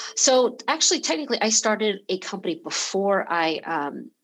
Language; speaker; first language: English; early bilingual, other home language; Chinese